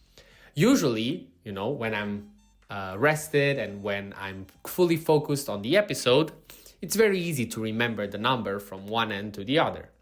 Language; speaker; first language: English; non-native, fluent; Italian